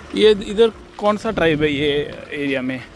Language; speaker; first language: Hindi; non-native, local second language; Malayalam